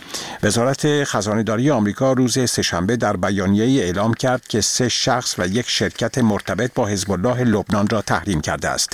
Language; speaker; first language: Persian; native; Persian